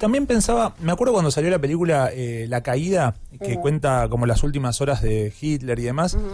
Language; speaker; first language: Spanish; native; Spanish